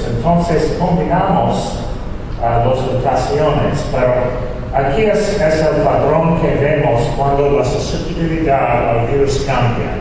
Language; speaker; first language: Spanish; non-native, fluent; English